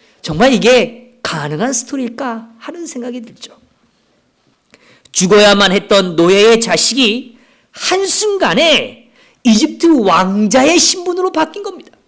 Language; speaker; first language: Korean; native; Korean